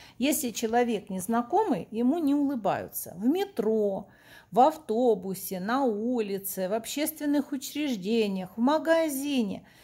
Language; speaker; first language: Russian; native; Russian